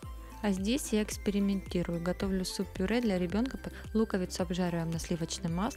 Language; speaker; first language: Russian; native; Russian